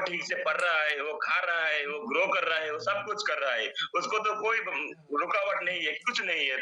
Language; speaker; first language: Hindi; non-native, learner; Bangla